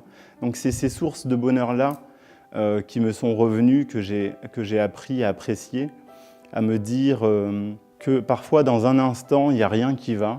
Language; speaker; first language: French; native; French